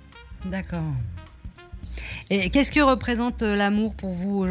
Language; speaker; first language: French; native; French